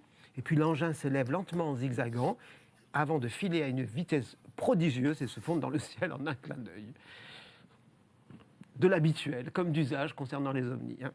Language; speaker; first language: French; native; French